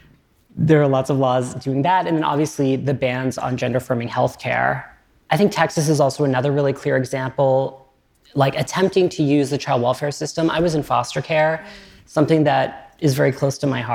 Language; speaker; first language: English; native; English